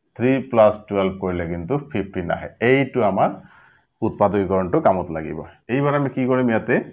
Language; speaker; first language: Assamese; non-native, local second language; Bangla